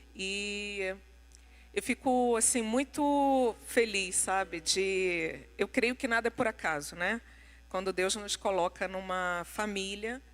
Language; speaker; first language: Portuguese; non-native, local second language; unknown